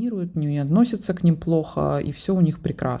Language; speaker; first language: Russian; native; Russian